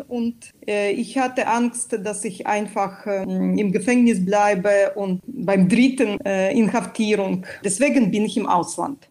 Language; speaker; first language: German; non-native, fluent; Russian